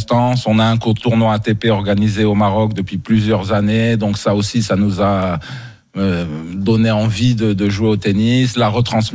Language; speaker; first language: French; non-native, local second language; Arabic